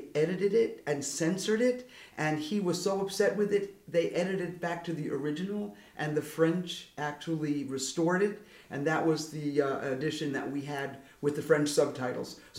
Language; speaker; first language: English; native; English